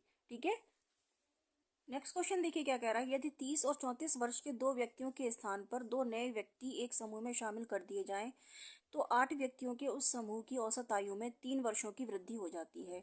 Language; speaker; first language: Hindi; native; Hindi